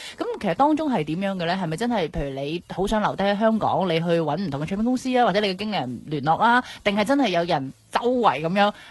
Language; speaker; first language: Cantonese; native; Cantonese